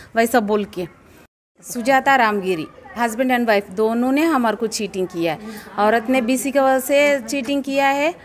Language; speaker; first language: Hindi; non-native, local second language; Telugu